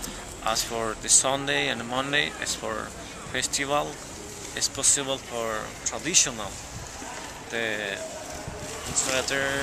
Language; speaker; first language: English; non-native, learner; Spanish